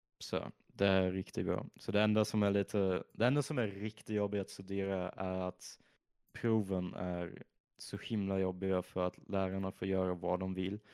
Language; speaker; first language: Swedish; early bilingual, other home language; German